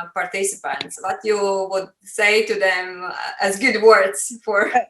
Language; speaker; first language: English; non-native, fluent; Latvian